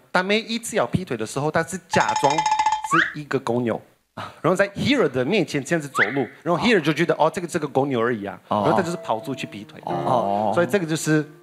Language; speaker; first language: Chinese; non-native, fluent; Portuguese